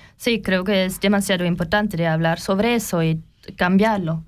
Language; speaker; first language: Spanish; non-native, learner; German